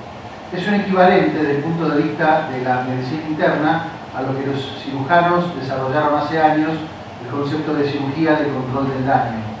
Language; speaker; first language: Spanish; native; Spanish